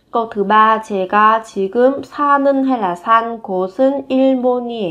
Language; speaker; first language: Korean; non-native, fluent; Vietnamese